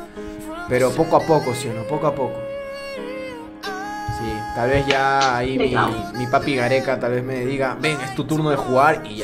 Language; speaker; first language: Spanish; native; Spanish